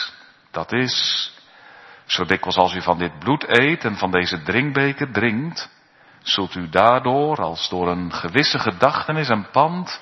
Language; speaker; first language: Dutch; native; Dutch